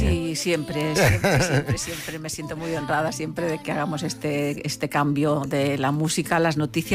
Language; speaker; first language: Spanish; native; Spanish